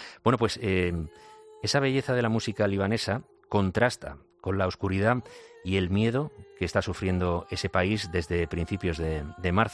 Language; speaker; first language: Spanish; native; Spanish